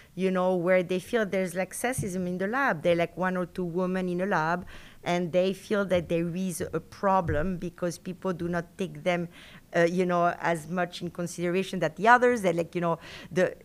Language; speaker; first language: English; non-native, fluent; Spanish